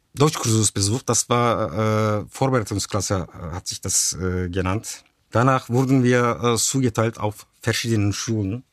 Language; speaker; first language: German; early bilingual, other home language; Turkish